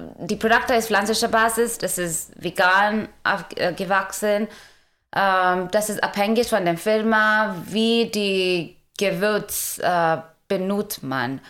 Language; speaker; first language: German; non-native, learner; Hindi